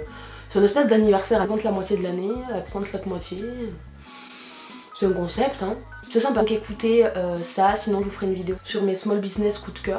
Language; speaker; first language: French; native; French